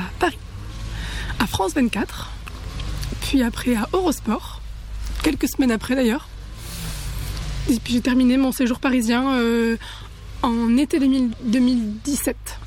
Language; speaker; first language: French; native; French